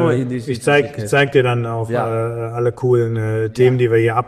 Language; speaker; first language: German; native; German